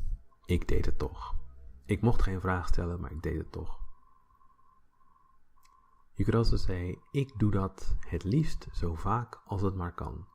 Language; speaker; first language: Dutch; non-native, fluent; English